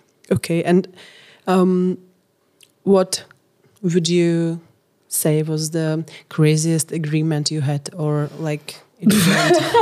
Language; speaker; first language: English; non-native, fluent; Czech